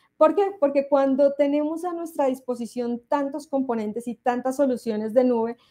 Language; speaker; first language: Spanish; native; Spanish